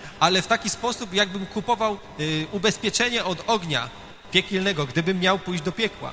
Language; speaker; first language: Polish; native; Polish